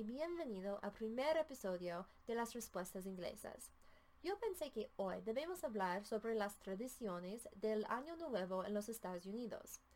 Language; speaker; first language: Spanish; non-native, fluent; English